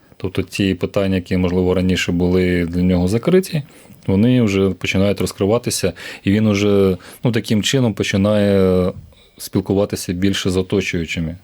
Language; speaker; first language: Ukrainian; native; Ukrainian